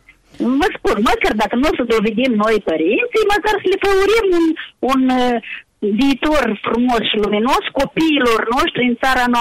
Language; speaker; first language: Romanian; native; Romanian